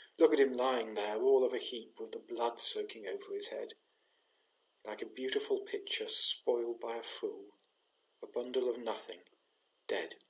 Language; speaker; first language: English; native; English